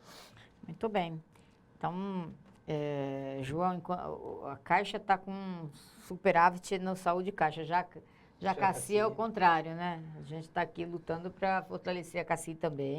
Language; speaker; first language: Portuguese; native; Portuguese